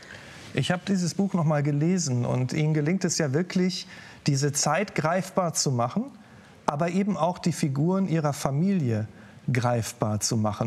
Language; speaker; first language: German; native; German